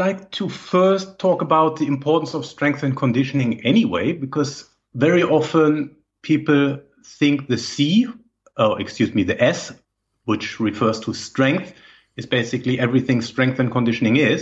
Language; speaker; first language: English; non-native, fluent; German